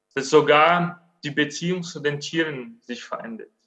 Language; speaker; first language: German; non-native, fluent; Portuguese